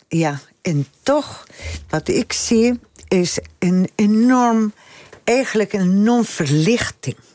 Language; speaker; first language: Dutch; non-native, fluent; Spanish